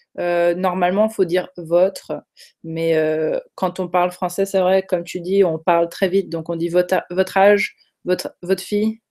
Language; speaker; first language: French; native; French